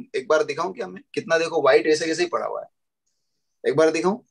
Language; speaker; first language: Hindi; native; Hindi